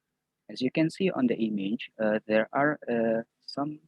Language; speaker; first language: English; non-native, fluent; Indonesian